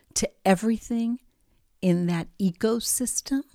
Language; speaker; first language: English; early bilingual, other home language; Spanish